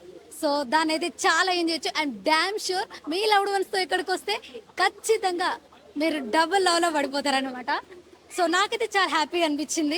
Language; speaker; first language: Telugu; native; Telugu